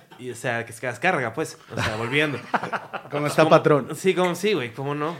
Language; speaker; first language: Spanish; native; Spanish